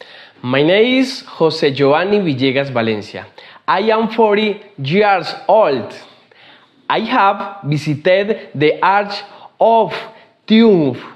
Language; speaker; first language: English; non-native, learner; Spanish